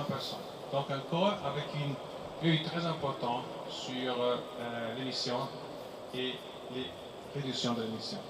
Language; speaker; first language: French; non-native, fluent; Italian